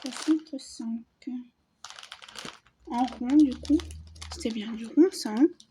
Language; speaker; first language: French; native; French